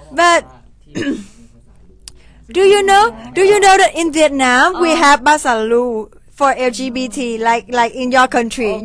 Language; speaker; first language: English; non-native, fluent; Vietnamese